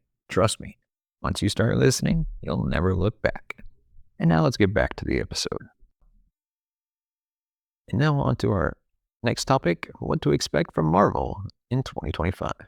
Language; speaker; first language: English; native; English